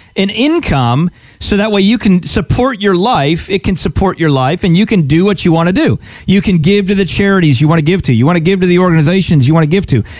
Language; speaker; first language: English; native; English